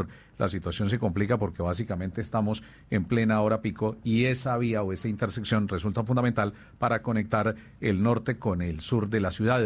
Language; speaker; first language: Spanish; native; Spanish